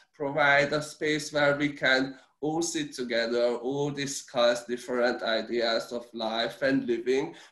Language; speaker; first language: English; early bilingual, other home language; Hungarian